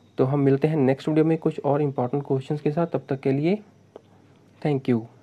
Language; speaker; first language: Hindi; non-native, local second language; Punjabi